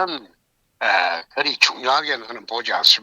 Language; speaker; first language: Korean; native; Korean